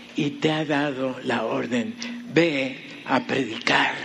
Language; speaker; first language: Spanish; native; Spanish